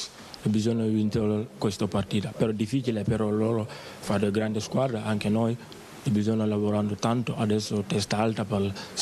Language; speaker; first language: Italian; non-native, learner; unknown